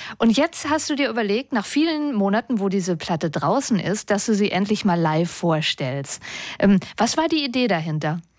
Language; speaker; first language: German; native; German